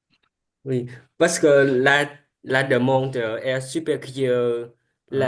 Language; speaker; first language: French; non-native, learner; Vietnamese